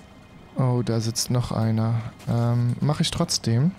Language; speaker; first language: German; native; German